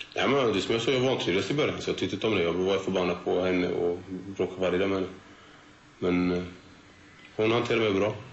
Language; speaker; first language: Swedish; early bilingual, other home language; Turoyo